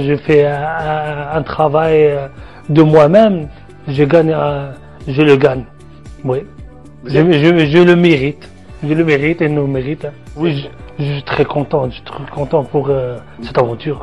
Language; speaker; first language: French; non-native, learner; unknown